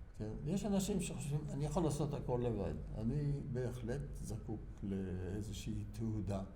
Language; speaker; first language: Hebrew; early bilingual, other home language; German